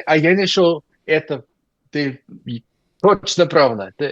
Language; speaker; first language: Russian; non-native, learner; English